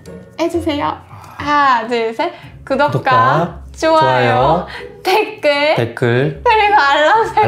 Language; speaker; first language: Korean; native; Korean